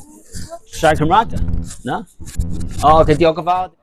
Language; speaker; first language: Welsh; non-native, fluent; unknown